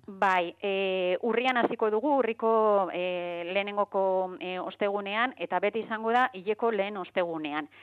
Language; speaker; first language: Basque; native; Basque